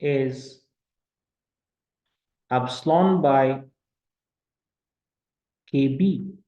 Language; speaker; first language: English; non-native, local second language; Kashmiri